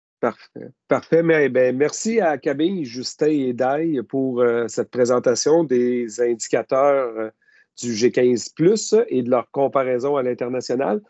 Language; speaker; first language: French; native; French